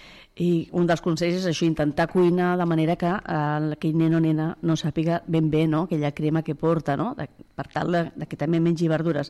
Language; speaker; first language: Catalan; native; Catalan